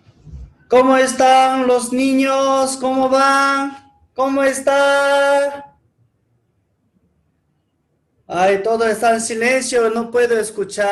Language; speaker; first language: Spanish; non-native, learner; Korean